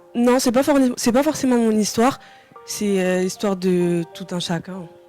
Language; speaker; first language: French; early bilingual, other home language; Wolof